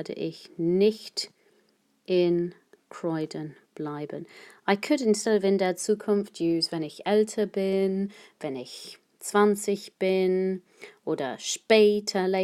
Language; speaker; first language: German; non-native, fluent; English